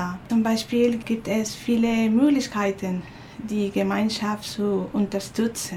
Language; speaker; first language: German; non-native, fluent; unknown